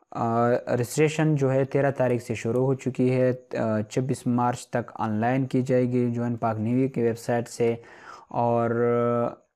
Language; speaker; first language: Urdu; non-native, local second language; Pashto